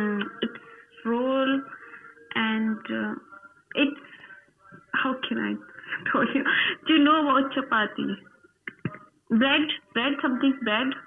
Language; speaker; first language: English; non-native, local second language; Hindi